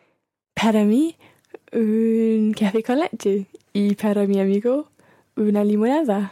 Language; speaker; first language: Spanish; non-native, learner; English